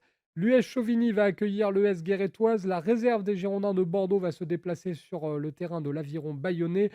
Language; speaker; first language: French; native; French